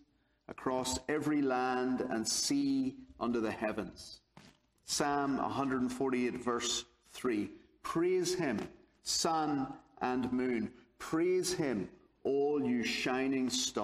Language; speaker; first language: English; native; English